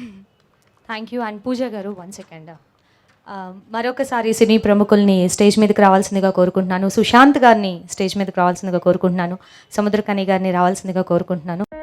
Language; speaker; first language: Telugu; native; Telugu